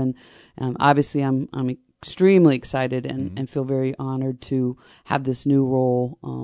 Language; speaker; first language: English; native; English